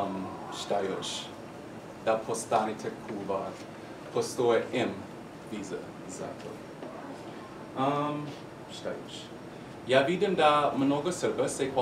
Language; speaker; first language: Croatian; non-native, learner; English